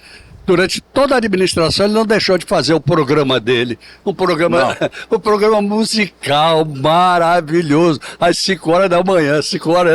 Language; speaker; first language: Portuguese; native; Portuguese